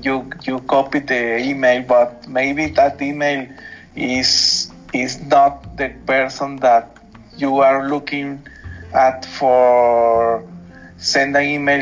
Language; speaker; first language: English; non-native, learner; Spanish